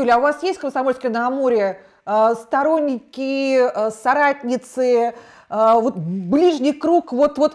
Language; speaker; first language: Russian; native; Russian